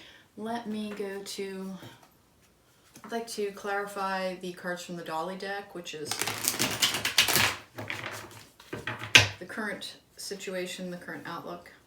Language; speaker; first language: English; native; English